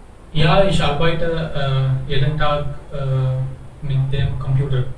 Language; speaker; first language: German; non-native, learner; Hindi